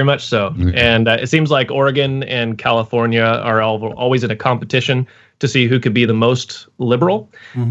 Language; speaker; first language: English; native; English